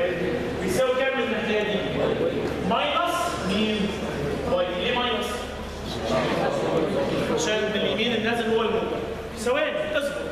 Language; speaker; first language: Arabic; native; Arabic